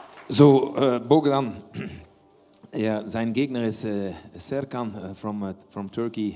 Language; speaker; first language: German; non-native, learner; Dutch